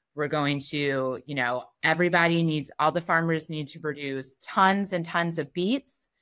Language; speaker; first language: English; native; English